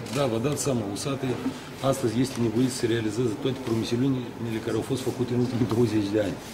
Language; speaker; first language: Romanian; non-native, local second language; Russian